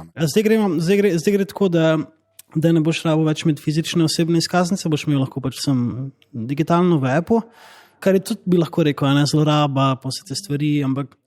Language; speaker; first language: Slovenian; native; Slovenian